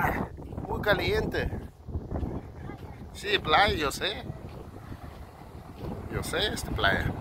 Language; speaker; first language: Spanish; non-native, learner; Russian